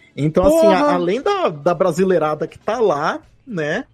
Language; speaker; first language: Portuguese; native; Portuguese